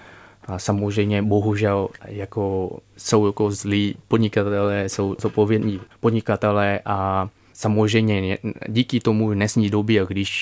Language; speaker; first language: Czech; non-native, fluent; Vietnamese